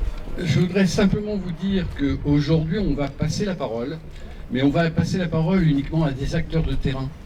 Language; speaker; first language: French; native; French